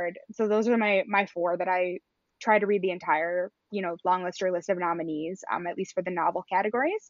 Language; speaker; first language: English; native; English